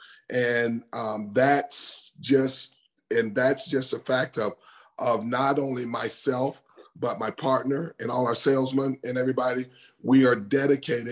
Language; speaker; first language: English; native; English